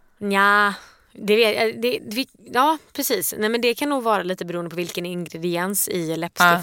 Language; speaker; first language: Swedish; native; Swedish